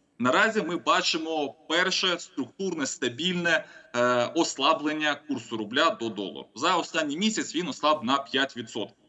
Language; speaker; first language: Ukrainian; non-native, local second language; Russian